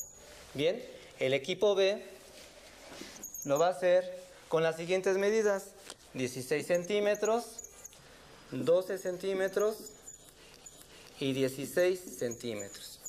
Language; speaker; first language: Spanish; native; Spanish